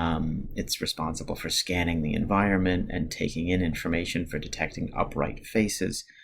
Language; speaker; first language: English; native; English